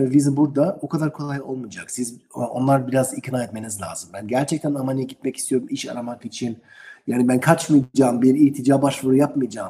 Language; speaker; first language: Turkish; non-native, learner; German